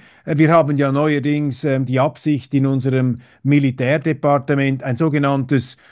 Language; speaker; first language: German; native; German